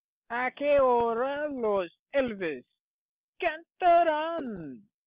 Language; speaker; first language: Spanish; non-native, learner; English